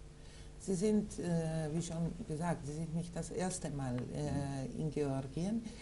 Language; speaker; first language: German; non-native, fluent; Georgian